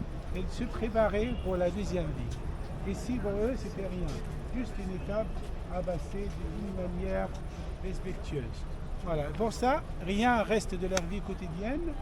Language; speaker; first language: French; non-native, fluent; Arabic